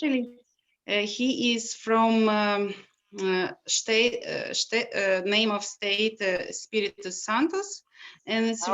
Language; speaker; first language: English; non-native, learner; Russian